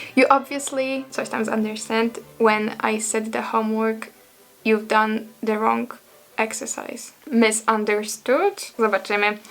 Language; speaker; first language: English; non-native, fluent; Polish